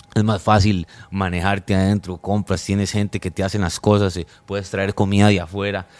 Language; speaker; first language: Spanish; non-native, fluent; French